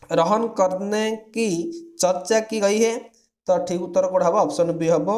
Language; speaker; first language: Hindi; non-native, local second language; Odia